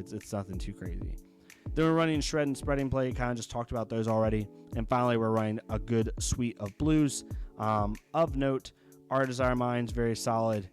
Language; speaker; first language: English; native; English